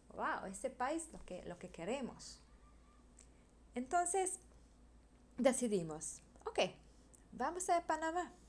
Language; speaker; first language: Spanish; non-native, learner; Hungarian